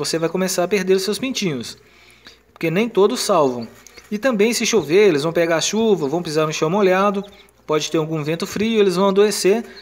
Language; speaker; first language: Portuguese; native; Portuguese